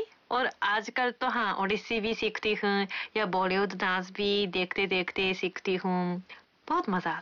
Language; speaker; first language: Hindi; non-native, fluent; Japanese